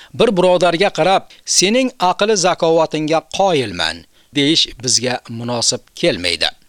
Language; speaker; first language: Uzbek; native; Uzbek